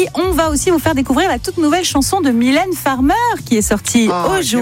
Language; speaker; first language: French; native; French